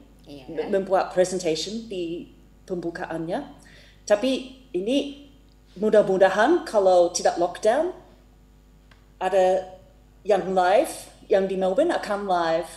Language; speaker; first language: Indonesian; non-native, fluent; English